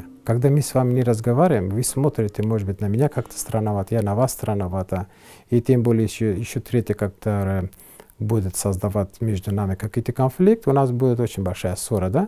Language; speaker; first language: Russian; non-native, fluent; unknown